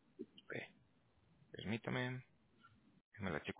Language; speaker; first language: Spanish; native; Spanish